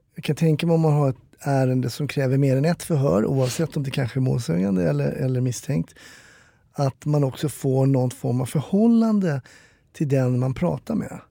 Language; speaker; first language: Swedish; native; Swedish